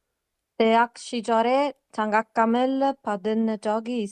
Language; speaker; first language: Korean; non-native, learner; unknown